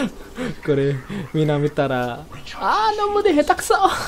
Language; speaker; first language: Japanese; non-native, learner; Indonesian